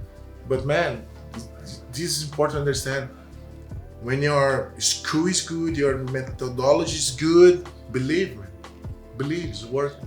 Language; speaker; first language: English; non-native, learner; Portuguese